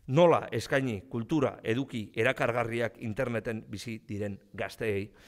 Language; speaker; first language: Basque; non-native, local second language; Spanish